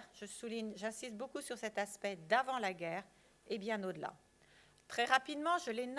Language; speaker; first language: French; native; French